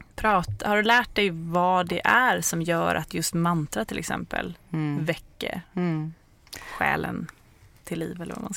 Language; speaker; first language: Swedish; native; Swedish